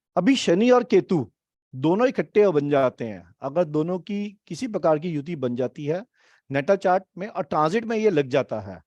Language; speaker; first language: Hindi; native; Hindi